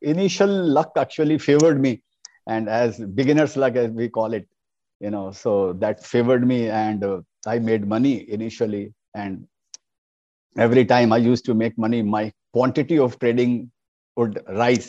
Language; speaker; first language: English; non-native, local second language; Hindi